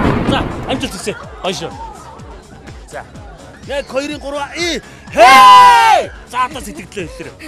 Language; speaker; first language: Mongolian; native; Mongolian